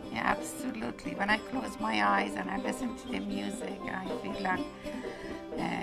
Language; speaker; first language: English; non-native, learner; Persian